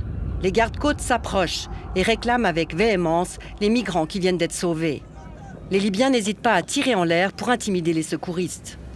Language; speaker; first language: French; native; French